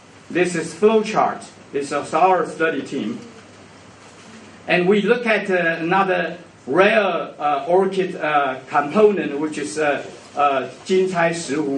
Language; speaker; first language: English; non-native, fluent; Chinese